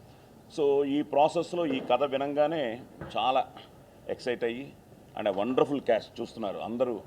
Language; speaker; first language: Telugu; native; Telugu